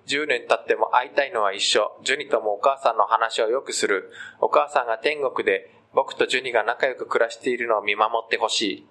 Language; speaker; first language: Japanese; native; Japanese